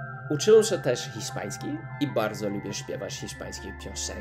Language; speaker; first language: Polish; non-native, learner; English